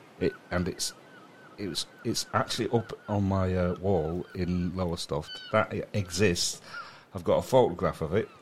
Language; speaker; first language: English; native; English